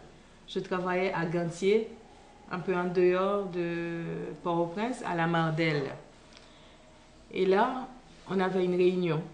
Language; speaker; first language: French; non-native, local second language; Haitian Creole